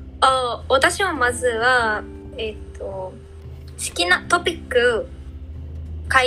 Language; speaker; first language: Japanese; non-native, learner; Arabic